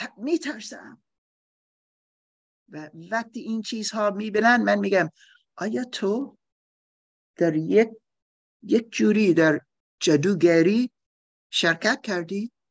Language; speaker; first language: Persian; non-native, learner; German